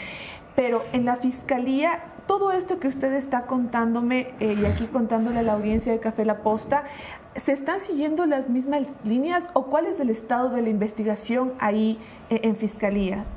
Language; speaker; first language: Spanish; native; Spanish